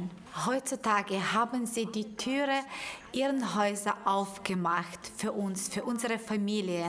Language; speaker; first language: German; non-native, fluent; Ukrainian